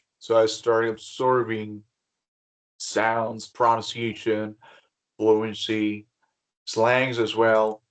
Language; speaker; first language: English; non-native, fluent; Spanish